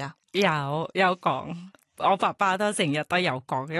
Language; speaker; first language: Cantonese; non-native, learner; Thai